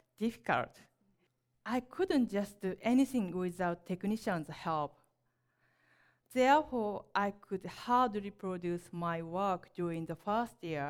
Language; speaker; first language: English; non-native, learner; Japanese